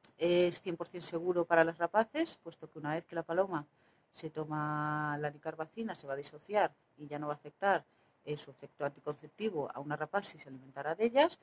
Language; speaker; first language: Spanish; native; Spanish